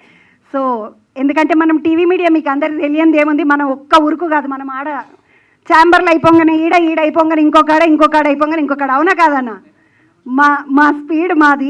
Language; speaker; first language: Telugu; native; Telugu